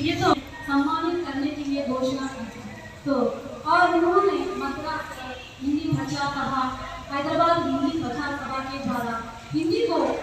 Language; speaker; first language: Hindi; non-native, fluent; Telugu